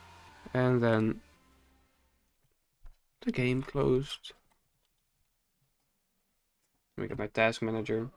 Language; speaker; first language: English; non-native, fluent; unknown